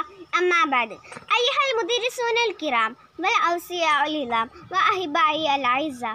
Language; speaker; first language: Arabic; non-native, learner; Malayalam